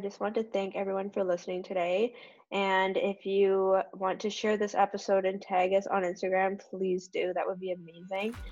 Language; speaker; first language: English; native; English